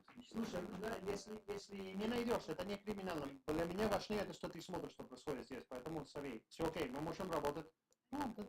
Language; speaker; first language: Russian; non-native, learner; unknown